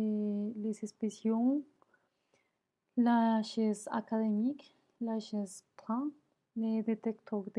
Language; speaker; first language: French; non-native, learner; Spanish